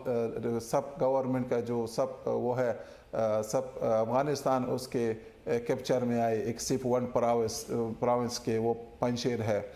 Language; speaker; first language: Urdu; non-native, learner; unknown